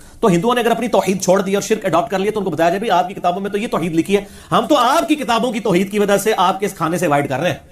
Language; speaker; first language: Urdu; non-native, local second language; Punjabi